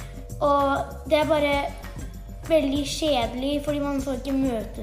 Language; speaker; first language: Norwegian; early bilingual, heritage; Norwegian